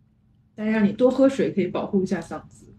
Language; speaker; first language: Chinese; native; Chinese